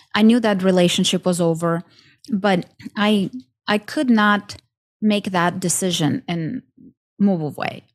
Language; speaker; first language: English; non-native, fluent; Ukrainian